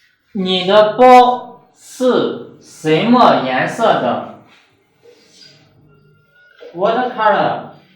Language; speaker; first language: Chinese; non-native, fluent; Urdu